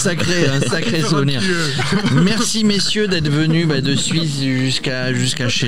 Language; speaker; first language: French; native; French